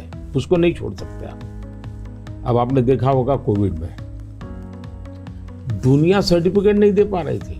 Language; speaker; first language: Hindi; native; Hindi